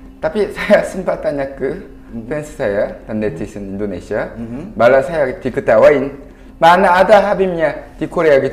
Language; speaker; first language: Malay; non-native, fluent; Korean